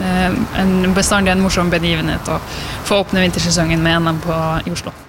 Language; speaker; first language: Norwegian; native; Norwegian